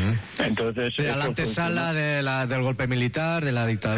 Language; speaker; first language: Spanish; native; Spanish